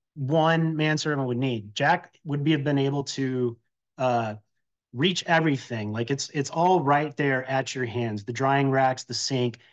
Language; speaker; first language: English; native; English